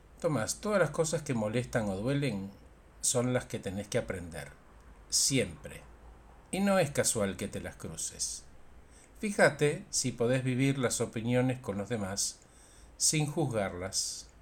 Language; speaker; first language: Spanish; native; Spanish